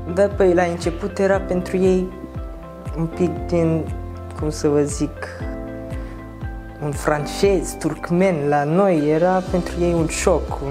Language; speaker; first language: Romanian; non-native, learner; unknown